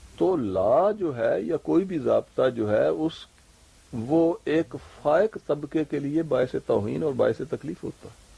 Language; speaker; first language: Urdu; native; Urdu